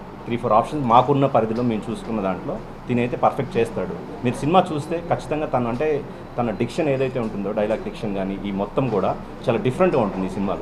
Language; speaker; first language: Telugu; native; Telugu